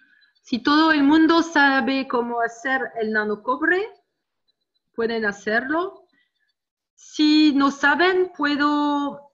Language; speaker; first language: Spanish; non-native, learner; French